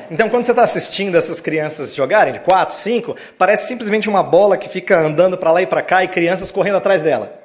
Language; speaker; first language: Portuguese; native; Portuguese